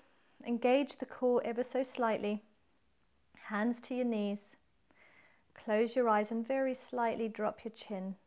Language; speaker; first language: English; native; English